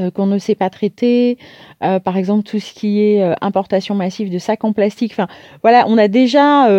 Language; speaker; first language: French; native; French